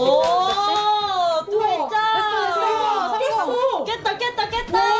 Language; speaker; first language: Korean; native; Korean